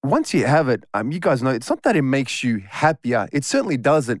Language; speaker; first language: English; native; English